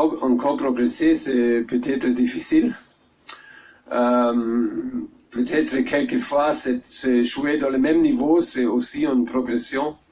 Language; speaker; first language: French; non-native, learner; German